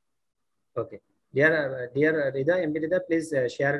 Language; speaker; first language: English; non-native, learner; Bangla